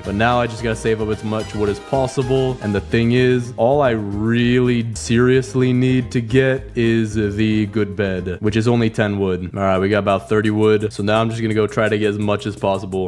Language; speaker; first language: English; native; English